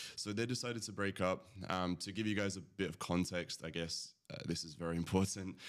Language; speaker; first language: English; early bilingual, other home language; Latvian